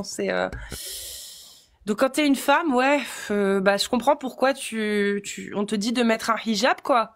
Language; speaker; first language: French; native; French